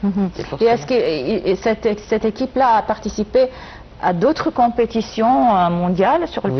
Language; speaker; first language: French; non-native, fluent; Arabic